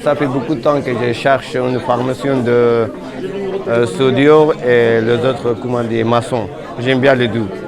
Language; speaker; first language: French; non-native, learner; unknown